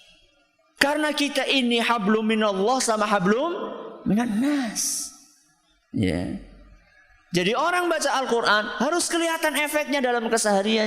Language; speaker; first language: Indonesian; native; Indonesian